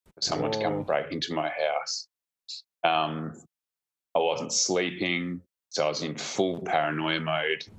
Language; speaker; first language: English; native; English